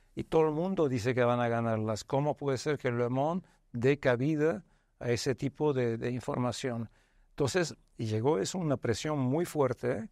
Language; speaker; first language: Spanish; non-native, fluent; Arabic